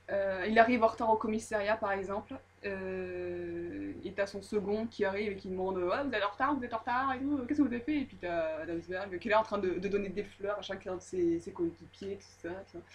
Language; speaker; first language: French; native; French